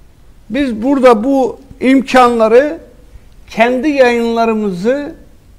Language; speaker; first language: Turkish; native; Turkish